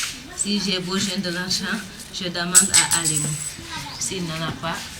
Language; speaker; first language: French; non-native, learner; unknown